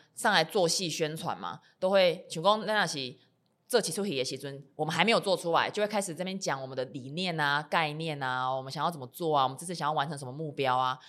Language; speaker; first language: Chinese; native; Chinese